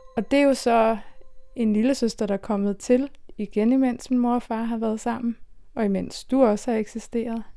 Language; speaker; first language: Danish; early bilingual, other home language; Turkish